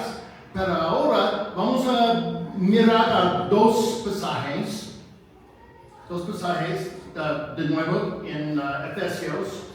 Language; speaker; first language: Spanish; non-native, fluent; English